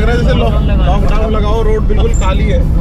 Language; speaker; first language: Hindi; native; Hindi